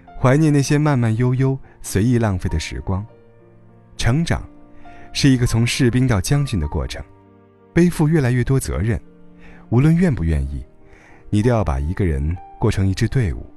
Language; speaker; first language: Chinese; native; Chinese